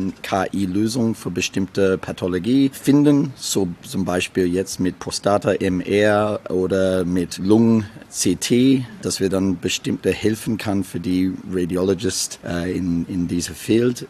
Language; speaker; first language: German; non-native, learner; English